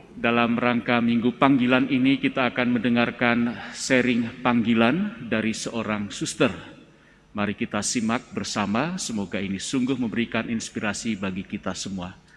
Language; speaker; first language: Indonesian; native; Indonesian